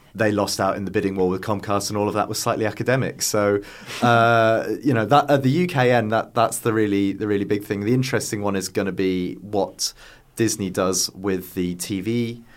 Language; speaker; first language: English; native; English